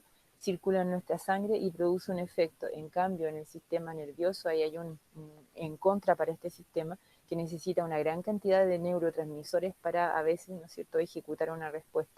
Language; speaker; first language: Spanish; native; Spanish